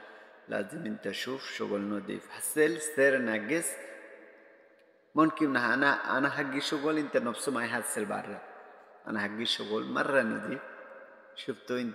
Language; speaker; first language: Arabic; non-native, learner; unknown